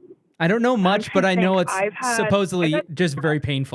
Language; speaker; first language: English; native; English